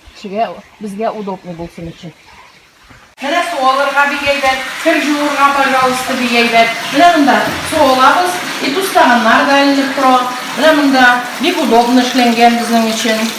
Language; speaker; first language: Tatar; native; Tatar